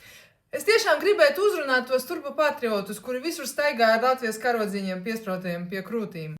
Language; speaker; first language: Latvian; non-native, local second language; Russian